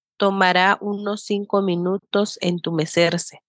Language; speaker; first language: Spanish; non-native, fluent; English